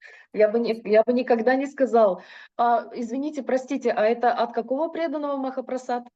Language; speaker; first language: Russian; native; Russian